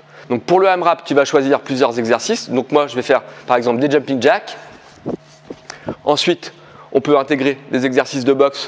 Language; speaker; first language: French; native; French